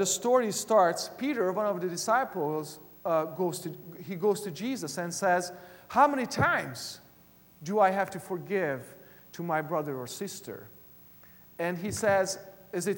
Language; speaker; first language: English; non-native, fluent; Hungarian